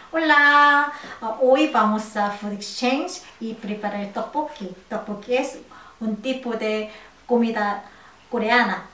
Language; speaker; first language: Spanish; non-native, learner; Korean